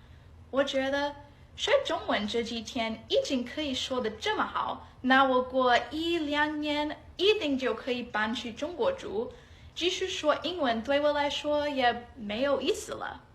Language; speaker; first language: Chinese; non-native, learner; English